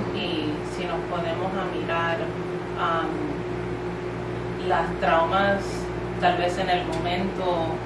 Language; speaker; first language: Spanish; early bilingual, heritage; Spanish